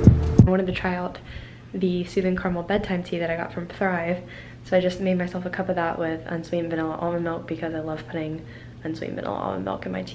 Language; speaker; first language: English; native; English